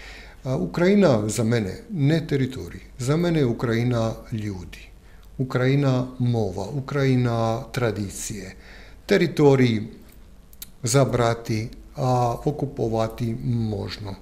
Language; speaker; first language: Ukrainian; non-native, learner; Croatian